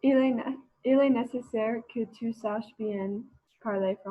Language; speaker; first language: French; non-native, learner; English